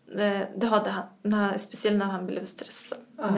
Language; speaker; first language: Swedish; non-native, fluent; Persian